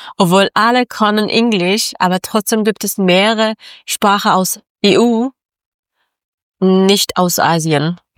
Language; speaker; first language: German; non-native, learner; Persian